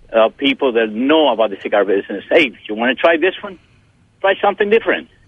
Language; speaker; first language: English; non-native, fluent; Spanish